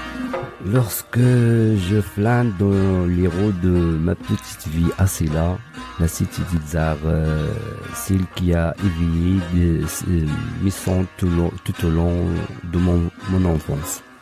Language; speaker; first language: French; non-native, local second language; Arabic